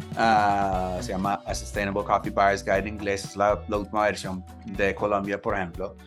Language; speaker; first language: Spanish; non-native, fluent; English